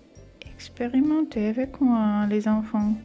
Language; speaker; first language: French; non-native, fluent; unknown